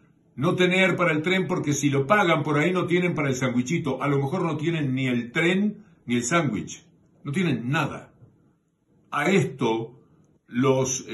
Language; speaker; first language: Spanish; native; Spanish